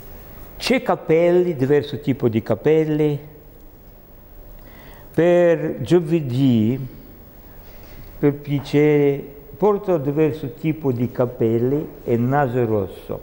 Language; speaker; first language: Italian; non-native, learner; Russian